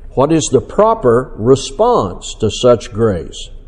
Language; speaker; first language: English; native; English